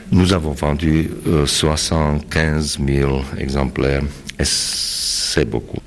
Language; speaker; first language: French; non-native, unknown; Slovak